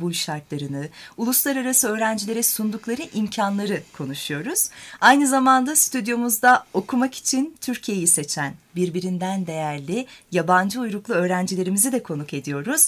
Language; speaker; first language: Turkish; native; Turkish